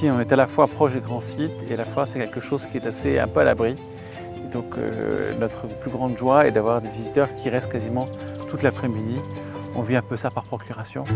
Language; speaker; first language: French; native; French